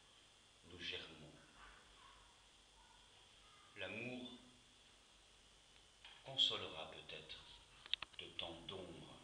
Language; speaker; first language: French; native; French